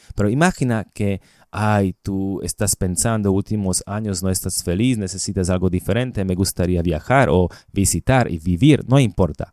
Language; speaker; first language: Spanish; non-native, fluent; Slovak